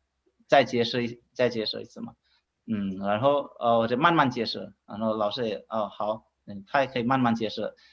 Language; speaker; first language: Chinese; non-native, fluent; Indonesian